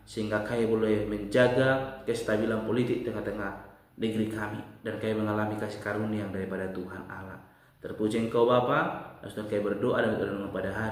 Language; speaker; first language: Indonesian; native; Indonesian